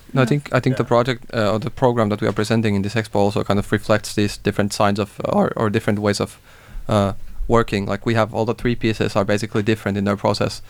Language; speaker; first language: English; non-native, fluent; Finnish